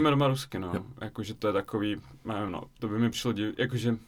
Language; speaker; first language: Czech; early bilingual, other home language; Russian